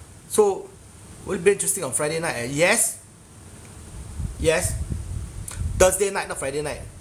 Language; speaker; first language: English; non-native, local second language; Chinese